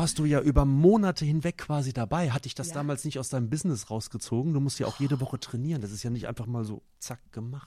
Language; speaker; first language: German; native; German